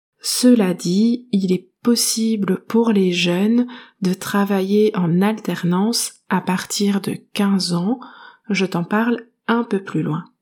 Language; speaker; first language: French; native; French